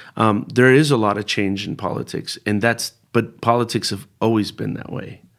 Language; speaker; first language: English; early bilingual, other home language; Spanish